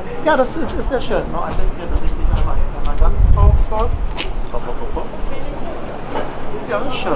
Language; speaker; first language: German; native; German